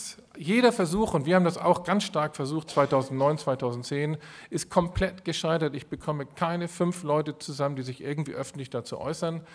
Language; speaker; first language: German; native; German